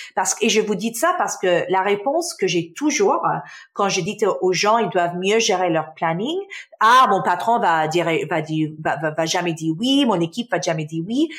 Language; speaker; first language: French; early bilingual, other home language; Arabic